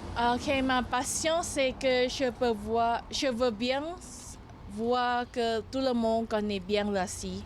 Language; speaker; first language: French; non-native, learner; Thai